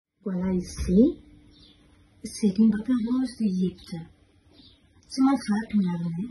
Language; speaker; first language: French; non-native, fluent; Spanish